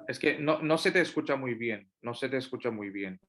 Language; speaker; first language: Spanish; non-native, fluent; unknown